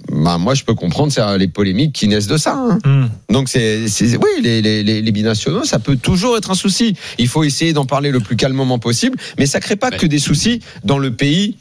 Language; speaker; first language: French; native; French